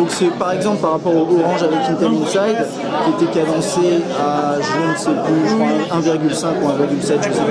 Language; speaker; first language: French; native; French